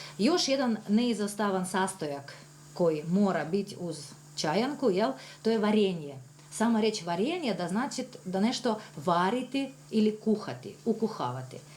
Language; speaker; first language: Bosnian; non-native, fluent; Russian